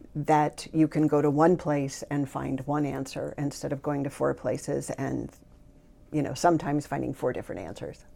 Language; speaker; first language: English; native; English